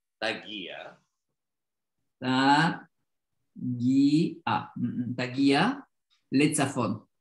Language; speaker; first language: Hebrew; non-native, learner; Indonesian